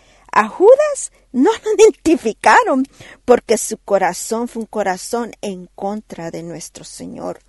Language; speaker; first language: Spanish; native; Spanish